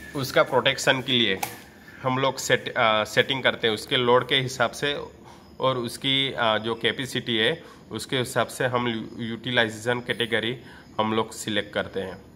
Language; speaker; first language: Hindi; non-native, local second language; Gujarati